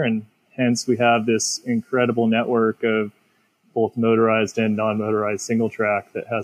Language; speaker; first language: English; native; English